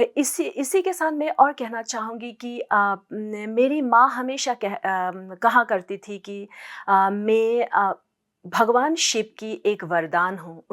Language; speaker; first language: Hindi; non-native, local second language; Assamese